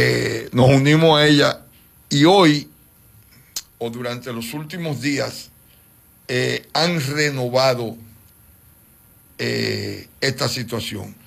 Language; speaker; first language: Spanish; native; Spanish